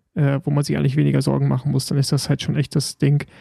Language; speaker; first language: German; native; German